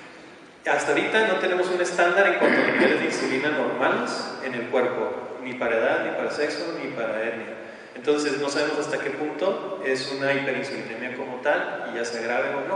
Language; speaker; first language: Spanish; native; Spanish